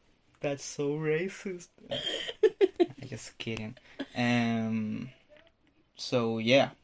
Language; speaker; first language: English; non-native, fluent; Spanish